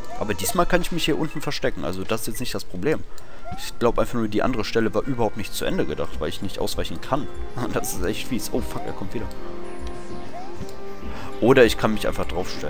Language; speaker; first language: German; native; German